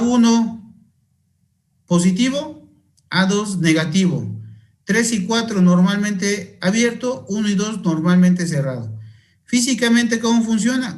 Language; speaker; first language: Spanish; native; Spanish